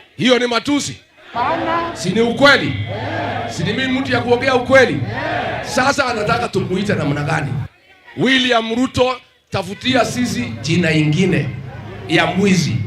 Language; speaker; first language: Swahili; non-native, local second language; Kikuyu